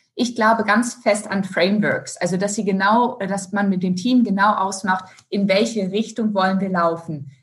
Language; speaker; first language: German; native; German